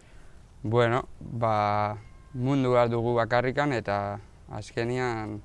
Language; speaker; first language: Basque; non-native, local second language; Spanish